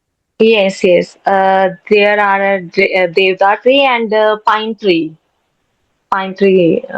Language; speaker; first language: English; non-native, learner; Hindi